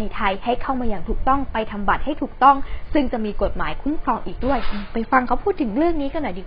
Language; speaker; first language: Thai; native; Thai